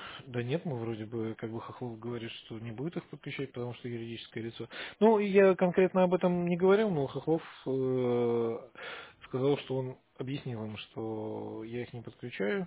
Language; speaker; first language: Russian; native; Russian